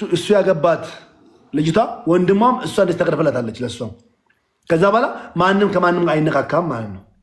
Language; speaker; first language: Amharic; non-native, local second language; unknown